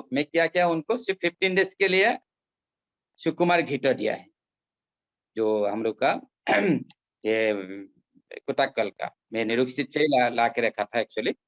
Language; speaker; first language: Hindi; non-native, local second language; Assamese